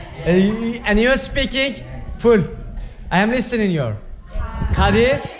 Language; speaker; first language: English; non-native, learner; Turkish